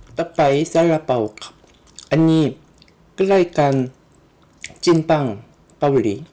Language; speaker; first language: Thai; non-native, learner; Korean